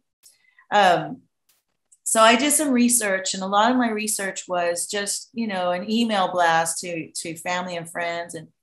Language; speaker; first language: English; native; English